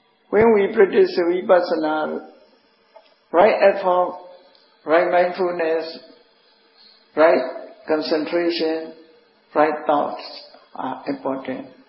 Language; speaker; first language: English; non-native, fluent; Burmese